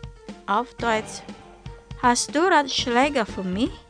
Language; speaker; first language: German; non-native, fluent; Indonesian